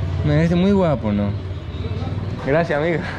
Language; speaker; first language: Spanish; non-native, learner; Greek